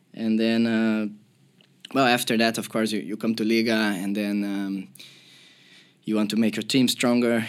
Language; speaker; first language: English; non-native, fluent; Portuguese